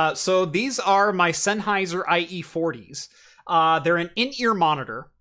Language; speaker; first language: English; native; English